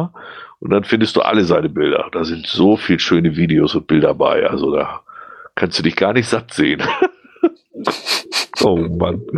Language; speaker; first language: German; native; German